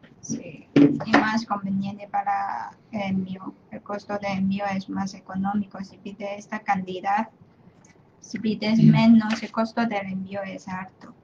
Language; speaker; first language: Spanish; non-native, fluent; Chinese